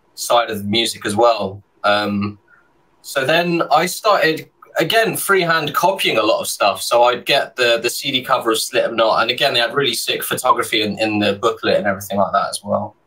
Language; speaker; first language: English; native; English